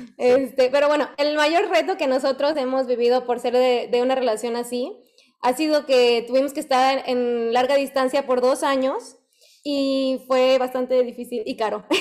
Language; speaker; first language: Spanish; native; Spanish